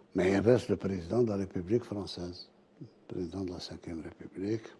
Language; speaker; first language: French; non-native, local second language; Arabic